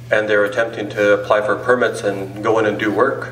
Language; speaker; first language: English; native; English